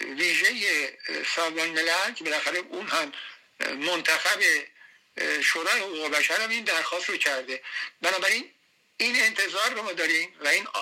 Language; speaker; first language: Persian; native; Persian